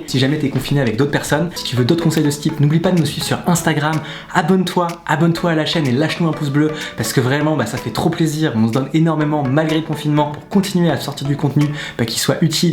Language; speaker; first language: French; native; French